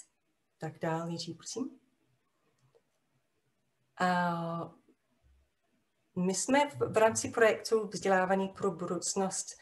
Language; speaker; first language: Czech; non-native, fluent; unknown